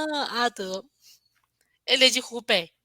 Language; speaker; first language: Portuguese; non-native, fluent; Chinese